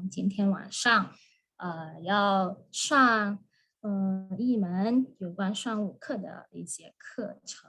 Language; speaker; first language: Chinese; non-native, fluent; Indonesian